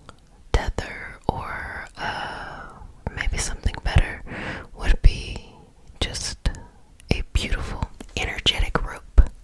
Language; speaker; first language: English; native; English